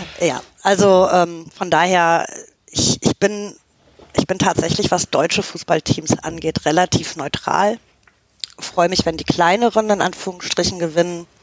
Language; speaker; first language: German; early bilingual, other home language; English